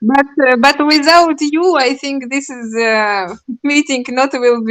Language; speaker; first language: English; non-native, learner; Russian